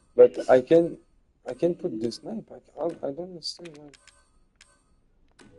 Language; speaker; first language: English; non-native, learner; French